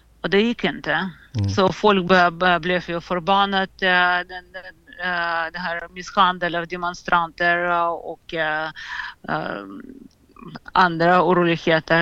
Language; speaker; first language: Swedish; non-native, fluent; Russian